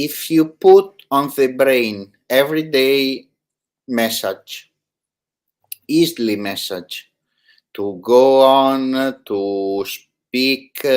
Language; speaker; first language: English; non-native, learner; Italian